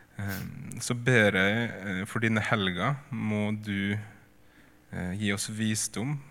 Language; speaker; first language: English; native; English